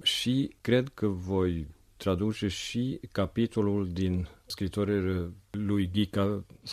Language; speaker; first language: Romanian; non-native, fluent; Norwegian